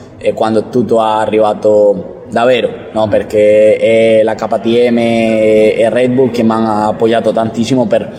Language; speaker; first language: Italian; non-native, learner; Spanish